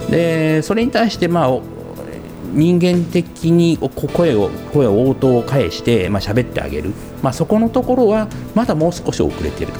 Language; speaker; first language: Japanese; native; Japanese